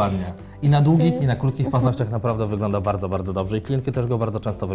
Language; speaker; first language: Polish; native; Polish